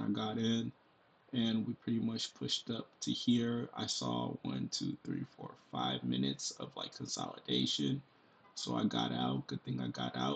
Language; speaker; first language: English; native; English